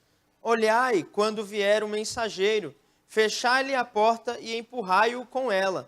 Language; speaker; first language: Portuguese; native; Portuguese